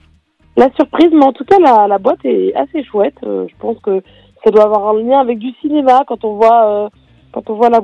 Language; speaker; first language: French; native; French